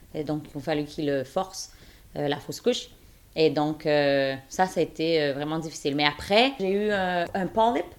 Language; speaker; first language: French; native; French